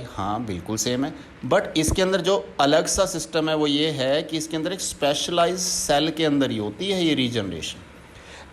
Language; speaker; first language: Hindi; native; Hindi